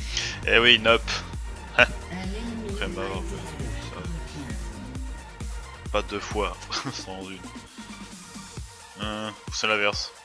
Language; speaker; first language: French; native; French